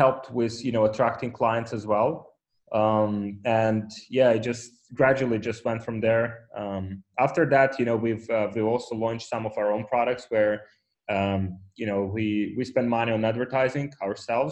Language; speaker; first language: English; non-native, fluent; Ukrainian